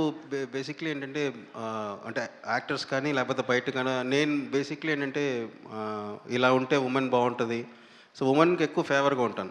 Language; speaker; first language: Telugu; native; Telugu